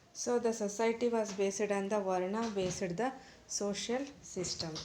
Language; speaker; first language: English; non-native, local second language; Kannada